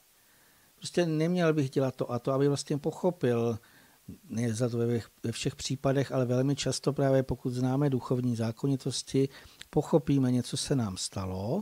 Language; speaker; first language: Czech; native; Czech